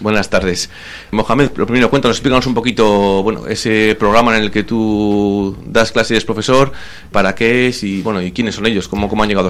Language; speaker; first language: Spanish; native; Spanish